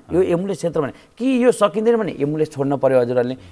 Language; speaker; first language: Nepali; native; Nepali